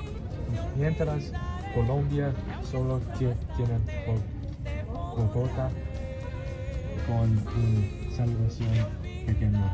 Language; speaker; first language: Spanish; non-native, fluent; English